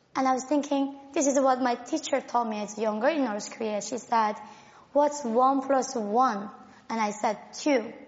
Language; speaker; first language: English; non-native, fluent; Korean